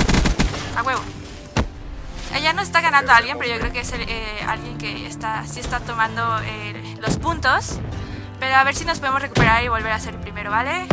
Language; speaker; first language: Spanish; native; Spanish